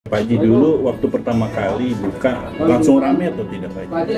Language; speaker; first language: Indonesian; native; Indonesian